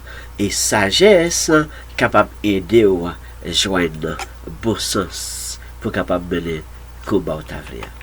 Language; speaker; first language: French; non-native, local second language; Haitian Creole